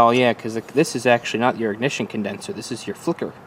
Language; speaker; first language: English; native; English